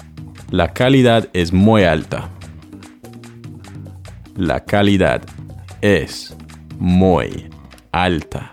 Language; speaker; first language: Spanish; non-native, learner; English